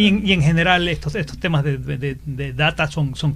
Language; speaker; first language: Spanish; native; Spanish